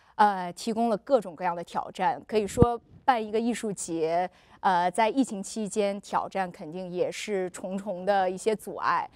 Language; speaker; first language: Chinese; native; Chinese